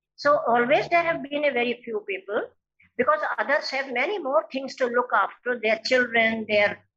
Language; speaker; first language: English; non-native, local second language; Hindi